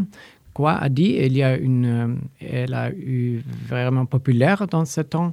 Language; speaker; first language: French; non-native, learner; Polish